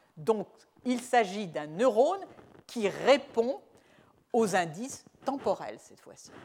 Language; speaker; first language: French; native; French